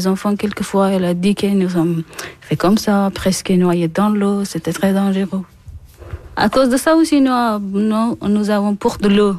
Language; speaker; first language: French; non-native, learner; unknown